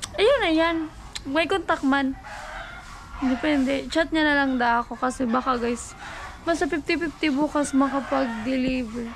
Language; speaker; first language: Filipino; non-native, local second language; Bikol